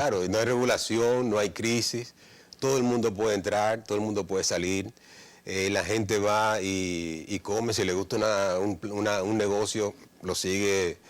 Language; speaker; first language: Spanish; native; Spanish